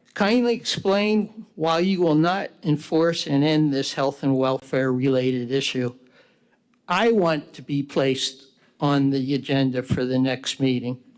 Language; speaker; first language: English; native; English